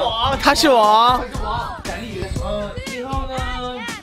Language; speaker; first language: Chinese; non-native, learner; Korean